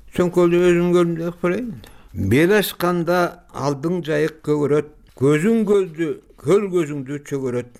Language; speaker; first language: Kyrgyz; native; Kyrgyz